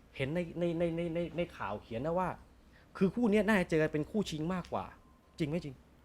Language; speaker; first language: Thai; native; Thai